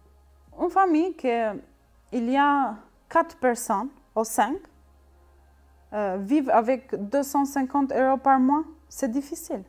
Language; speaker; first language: French; non-native, learner; Albanian